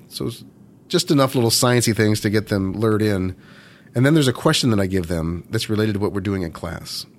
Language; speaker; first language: English; native; English